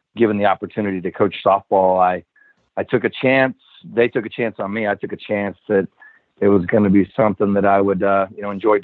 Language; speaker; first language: English; native; English